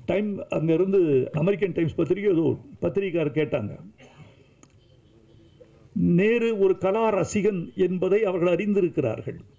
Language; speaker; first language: Tamil; native; Tamil